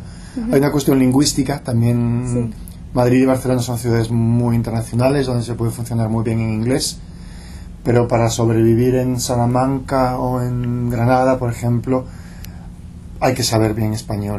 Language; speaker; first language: Spanish; non-native, local second language; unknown